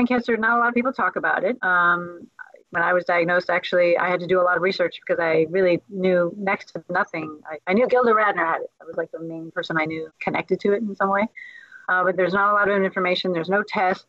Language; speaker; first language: English; native; English